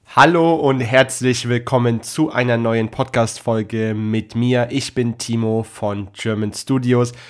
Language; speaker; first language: German; native; German